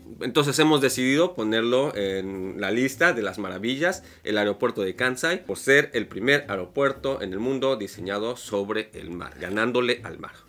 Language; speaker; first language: Spanish; native; Spanish